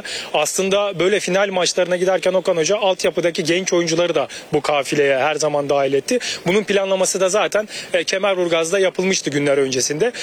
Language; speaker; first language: Turkish; native; Turkish